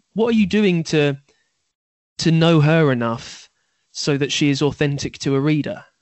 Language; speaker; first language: English; native; English